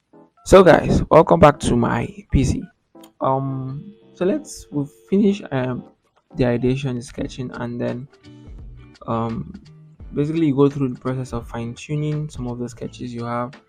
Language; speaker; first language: English; non-native, local second language; Yoruba